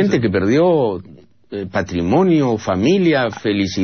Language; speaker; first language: Spanish; native; Spanish